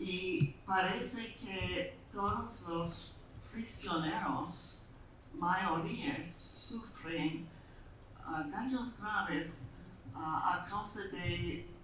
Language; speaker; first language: Spanish; non-native, fluent; English